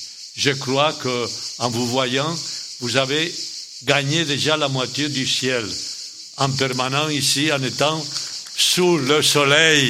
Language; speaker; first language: French; non-native, fluent; Spanish